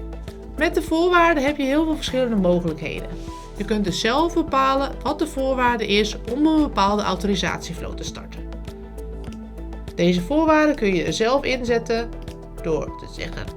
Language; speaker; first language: Dutch; native; Dutch